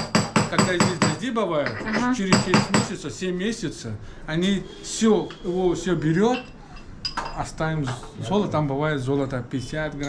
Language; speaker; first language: Russian; non-native, learner; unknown